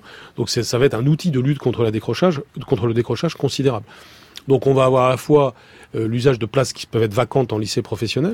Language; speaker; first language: French; native; French